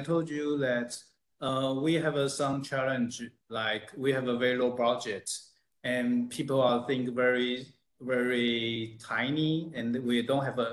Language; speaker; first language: English; non-native, fluent; Chinese